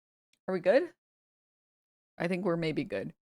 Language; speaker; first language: English; native; English